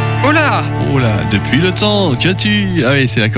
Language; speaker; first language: French; native; French